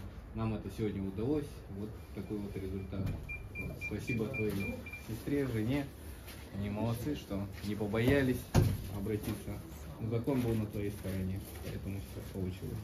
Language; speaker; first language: Russian; native; Russian